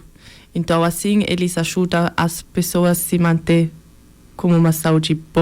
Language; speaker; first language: Portuguese; early bilingual, heritage; Portuguese